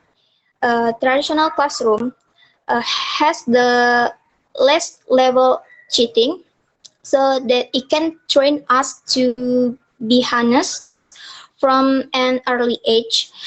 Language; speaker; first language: English; non-native, learner; Indonesian